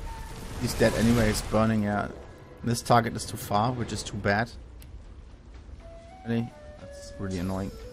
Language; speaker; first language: English; non-native, fluent; German